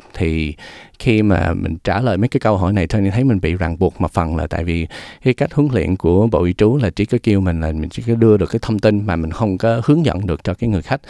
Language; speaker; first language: Vietnamese; early bilingual, heritage; Vietnamese